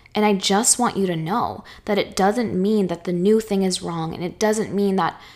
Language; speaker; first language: English; native; English